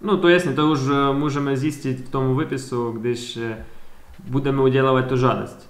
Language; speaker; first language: Czech; non-native, learner; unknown